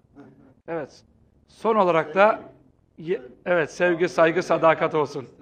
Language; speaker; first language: Turkish; native; Turkish